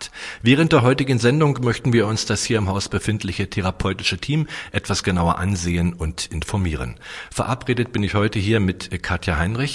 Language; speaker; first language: German; native; German